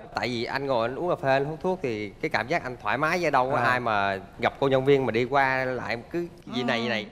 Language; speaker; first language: Vietnamese; native; Vietnamese